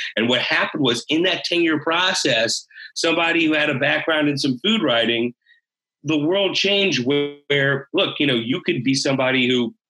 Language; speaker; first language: English; native; English